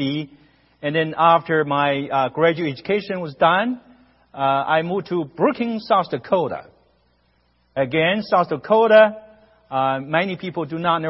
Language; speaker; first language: English; non-native, fluent; Chinese